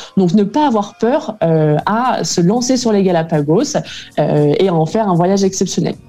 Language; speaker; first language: French; native; French